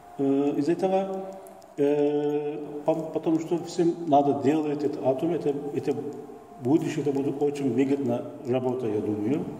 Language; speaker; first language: Russian; non-native, learner; Turkish